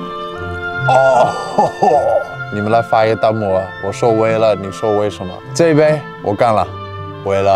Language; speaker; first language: Chinese; non-native, fluent; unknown